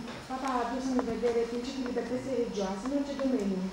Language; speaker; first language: Romanian; native; Romanian